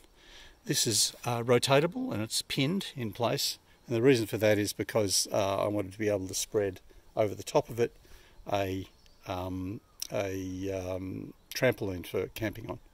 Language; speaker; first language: English; native; English